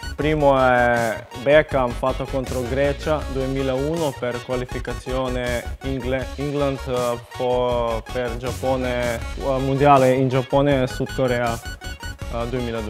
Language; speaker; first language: Italian; non-native, learner; Macedonian